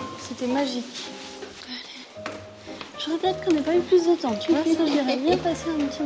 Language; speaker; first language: French; native; French